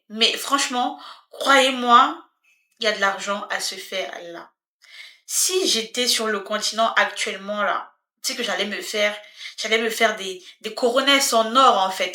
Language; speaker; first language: French; native; French